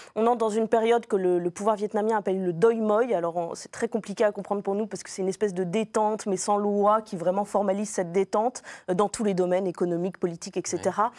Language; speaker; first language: French; native; French